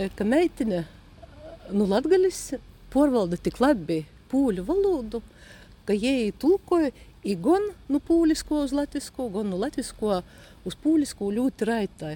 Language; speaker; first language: Latvian; native; Latvian